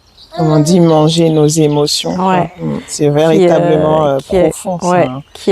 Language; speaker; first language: French; native; French